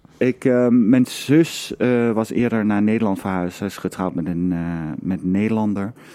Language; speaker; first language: Dutch; non-native, fluent; Danish